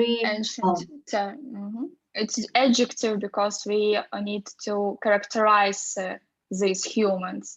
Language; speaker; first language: English; non-native, fluent; Russian